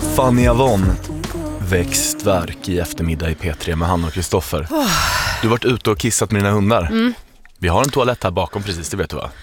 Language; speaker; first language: Swedish; early bilingual, other home language; Norwegian